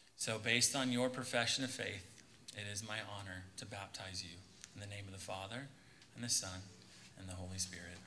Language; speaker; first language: English; native; English